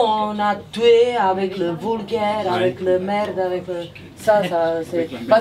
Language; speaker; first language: French; non-native, fluent; Serbian